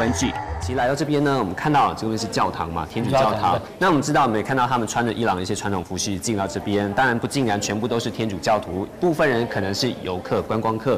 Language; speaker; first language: Chinese; native; Chinese